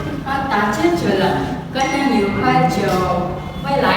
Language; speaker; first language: Chinese; non-native, learner; Indonesian